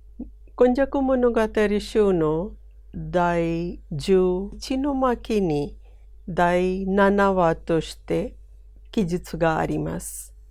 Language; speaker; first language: Japanese; non-native, fluent; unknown